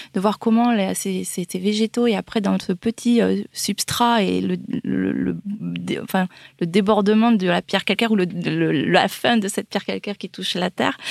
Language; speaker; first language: French; native; French